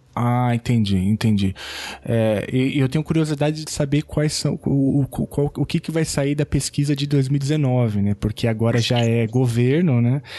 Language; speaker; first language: Portuguese; native; Portuguese